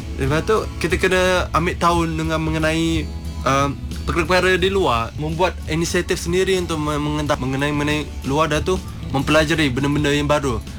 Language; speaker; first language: Malay; non-native, local second language; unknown